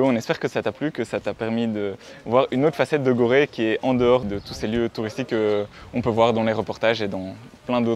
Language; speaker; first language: French; native; French